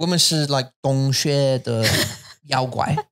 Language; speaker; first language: Chinese; non-native, learner; English